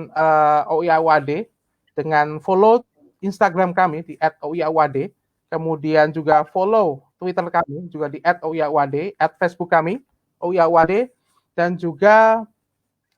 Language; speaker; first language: Indonesian; native; Indonesian